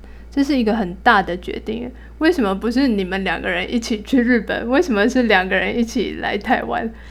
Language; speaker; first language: Chinese; native; Chinese